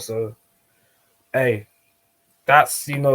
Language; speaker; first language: English; native; English